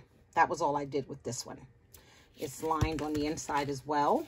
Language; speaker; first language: English; native; English